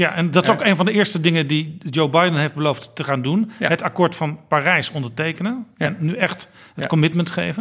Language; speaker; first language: Dutch; native; Dutch